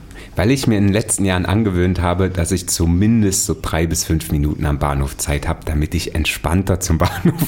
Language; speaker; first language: German; native; German